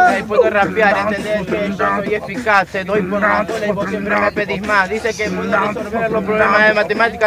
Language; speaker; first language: Spanish; native; Spanish